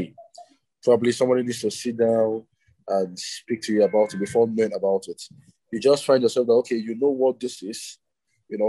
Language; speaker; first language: English; non-native, local second language; Igbo